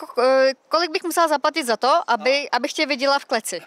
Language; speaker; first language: Czech; native; Czech